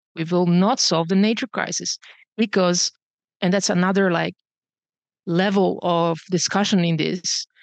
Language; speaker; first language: English; early bilingual, other home language; Bosnian